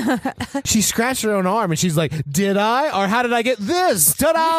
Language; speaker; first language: English; native; English